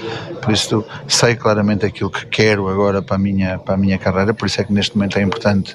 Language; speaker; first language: Portuguese; native; Portuguese